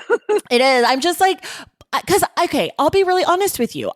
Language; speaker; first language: English; native; English